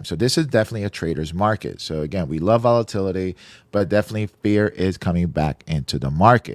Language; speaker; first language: English; native; English